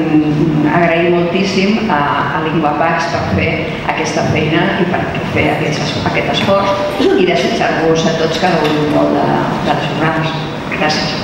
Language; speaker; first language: Catalan; non-native, local second language; Spanish